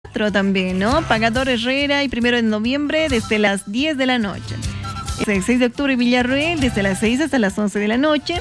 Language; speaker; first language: Spanish; native; Spanish